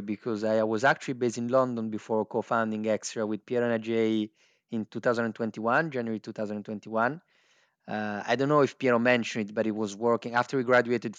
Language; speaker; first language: English; non-native, fluent; Italian